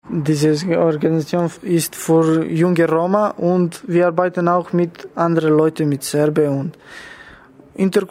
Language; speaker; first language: German; non-native, learner; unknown